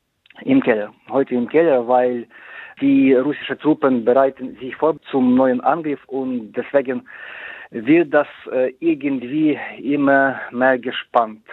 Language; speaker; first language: German; non-native, fluent; Ukrainian